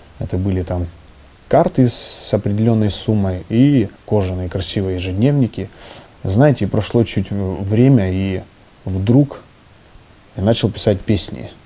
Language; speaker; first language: Russian; native; Russian